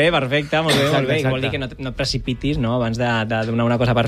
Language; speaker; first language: Catalan; native; Catalan